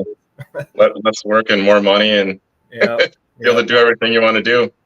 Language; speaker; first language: English; native; English